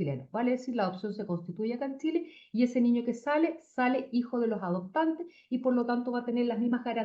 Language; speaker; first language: Spanish; native; Spanish